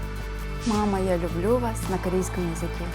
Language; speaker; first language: Russian; non-native, local second language; Kazakh